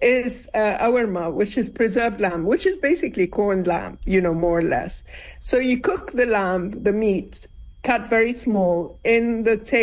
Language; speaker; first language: English; non-native, fluent; Arabic